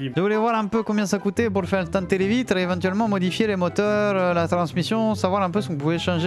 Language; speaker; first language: French; native; French